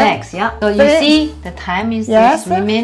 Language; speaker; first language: English; non-native, learner; Chinese